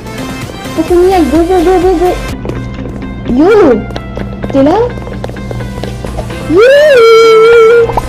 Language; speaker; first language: French; native; French